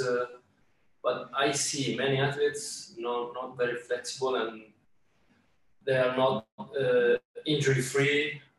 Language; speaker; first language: English; non-native, learner; Italian